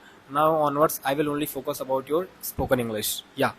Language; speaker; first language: English; non-native, fluent; Hindi